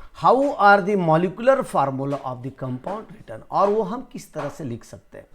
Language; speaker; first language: Hindi; non-native, local second language; Marathi